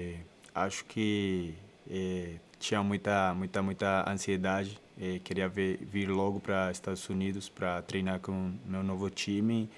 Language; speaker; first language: Portuguese; non-native, learner; Spanish